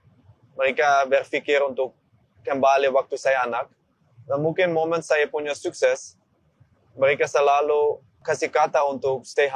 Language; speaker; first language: Indonesian; non-native, learner; Dutch